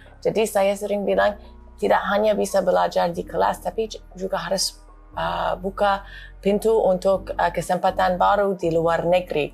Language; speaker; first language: Indonesian; non-native, fluent; English